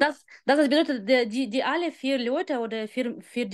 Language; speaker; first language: German; non-native, learner; Russian